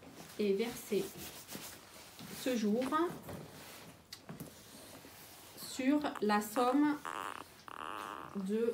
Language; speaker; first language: French; native; French